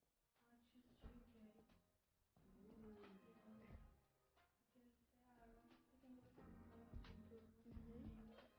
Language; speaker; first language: English; non-native, learner; Arabic